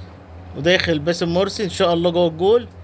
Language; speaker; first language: Arabic; native; Arabic